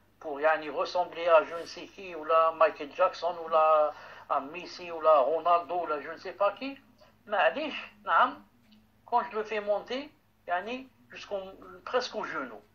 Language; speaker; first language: French; non-native, local second language; Arabic